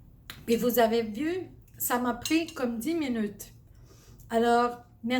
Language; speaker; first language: French; early bilingual, other home language; Italian